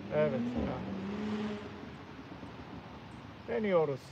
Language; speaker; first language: Turkish; non-native, learner; English